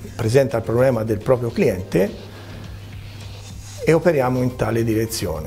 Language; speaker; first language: Italian; native; Italian